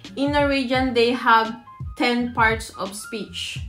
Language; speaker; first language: English; non-native, local second language; Filipino